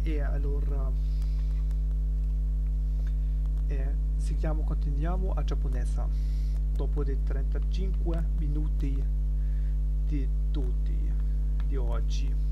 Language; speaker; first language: Italian; non-native, learner; German